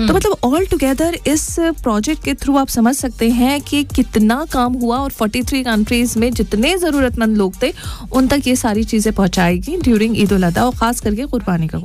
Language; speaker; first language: Hindi; native; Hindi